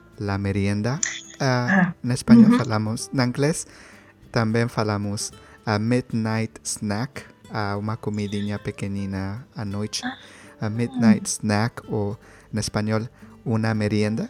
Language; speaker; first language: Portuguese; non-native, learner; Spanish